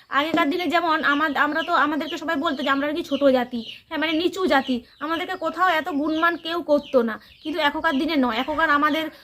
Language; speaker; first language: Bangla; non-native, local second language; Santali